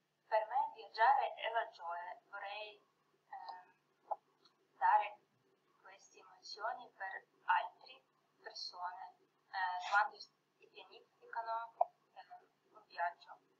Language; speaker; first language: Italian; non-native, learner; Russian